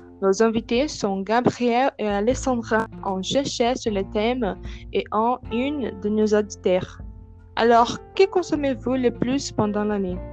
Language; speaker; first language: French; non-native, learner; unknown